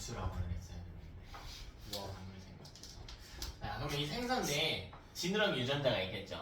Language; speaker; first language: Korean; native; Korean